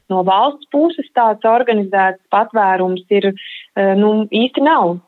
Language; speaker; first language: Latvian; native; Latvian